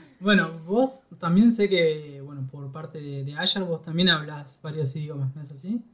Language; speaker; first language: Spanish; native; Spanish